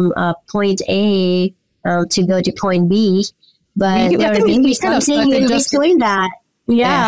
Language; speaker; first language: English; non-native, local second language; Nepali